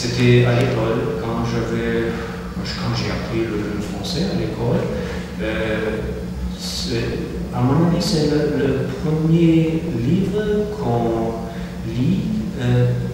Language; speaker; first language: French; non-native, fluent; German